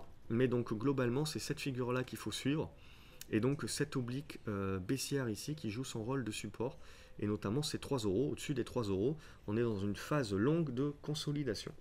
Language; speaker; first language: French; native; French